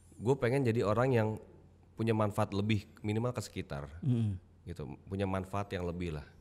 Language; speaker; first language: Indonesian; native; Indonesian